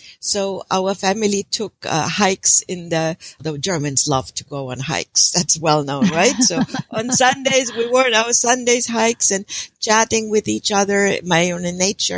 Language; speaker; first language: English; non-native, fluent; German